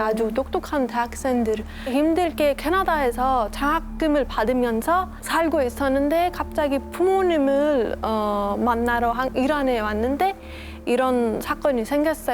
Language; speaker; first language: Korean; non-native, fluent; Persian